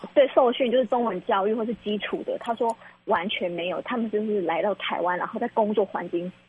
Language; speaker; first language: Chinese; native; Chinese